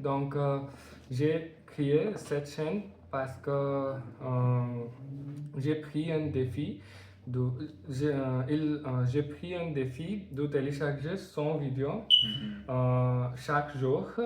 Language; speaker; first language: French; non-native, learner; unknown